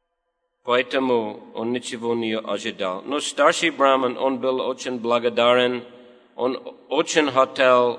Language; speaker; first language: Russian; non-native, learner; English